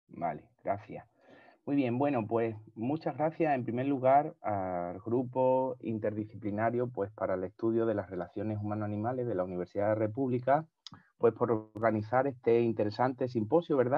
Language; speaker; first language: Spanish; native; Spanish